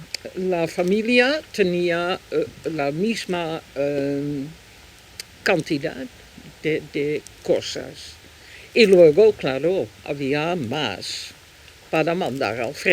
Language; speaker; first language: Spanish; non-native, fluent; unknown